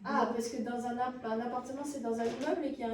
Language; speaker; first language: French; native; French